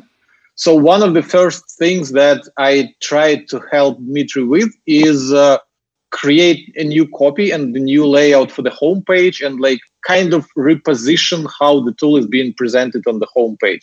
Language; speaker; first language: English; non-native, fluent; Russian